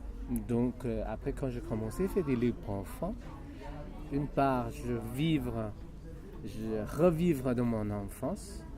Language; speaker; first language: French; non-native, fluent; Chinese